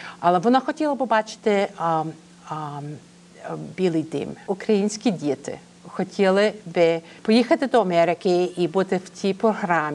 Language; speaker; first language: Ukrainian; early bilingual, heritage; English